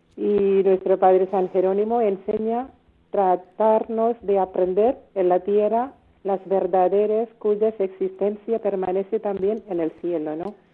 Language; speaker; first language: Spanish; non-native, learner; Malayalam